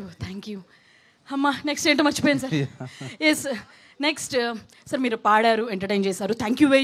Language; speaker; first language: Telugu; native; Telugu